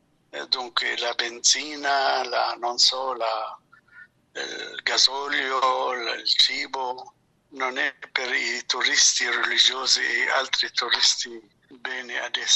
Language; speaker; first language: Italian; non-native, fluent; Arabic